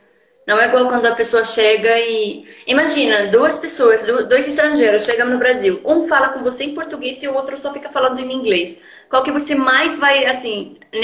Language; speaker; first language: Portuguese; non-native, fluent; Arabic